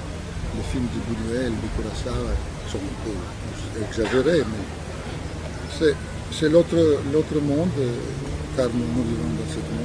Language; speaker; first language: French; non-native, fluent; Russian